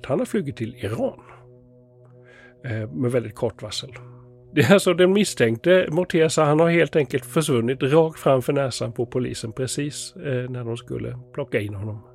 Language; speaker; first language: Swedish; native; Swedish